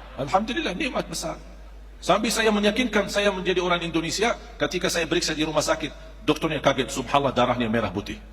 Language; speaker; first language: Indonesian; non-native, fluent; Arabic